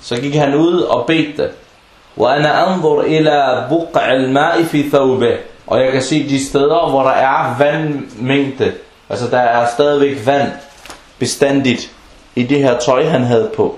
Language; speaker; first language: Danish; non-native, local second language; Arabic